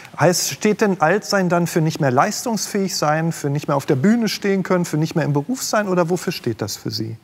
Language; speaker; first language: German; native; German